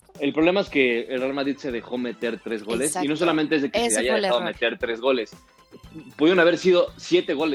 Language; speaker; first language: Spanish; native; Spanish